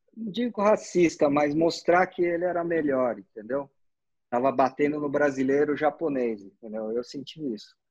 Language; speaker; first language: Portuguese; native; Portuguese